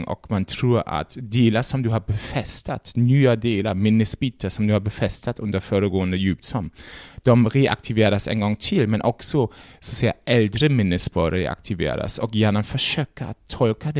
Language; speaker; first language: Swedish; non-native, fluent; German